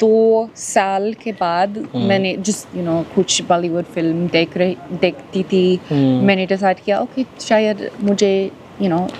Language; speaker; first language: Hindi; non-native, learner; English